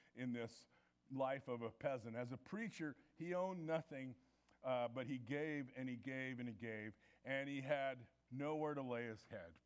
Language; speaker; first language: English; native; English